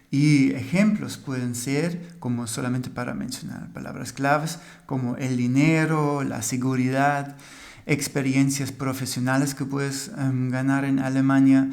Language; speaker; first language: Spanish; non-native, fluent; German